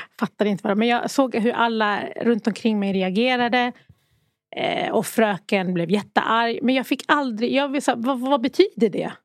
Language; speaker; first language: Swedish; early bilingual, other home language; Arabic